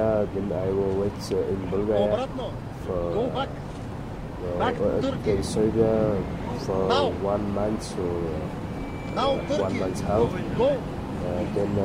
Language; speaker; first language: English; non-native, learner; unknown